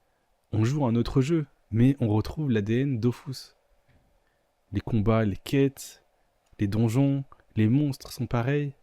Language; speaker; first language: French; native; French